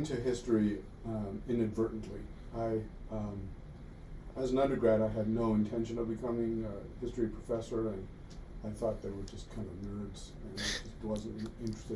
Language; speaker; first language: English; native; English